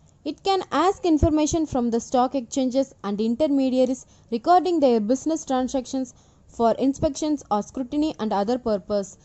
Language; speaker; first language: English; non-native, local second language; Tamil